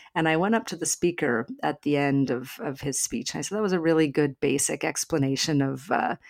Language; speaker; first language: English; native; English